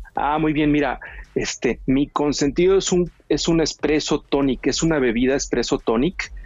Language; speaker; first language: Spanish; native; Spanish